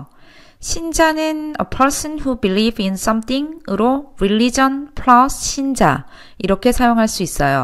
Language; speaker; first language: Korean; native; Korean